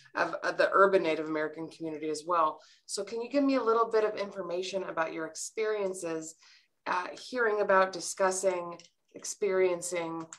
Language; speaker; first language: English; native; English